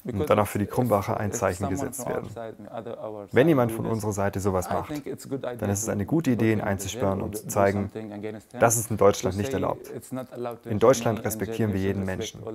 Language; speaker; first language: German; non-native, fluent; Arabic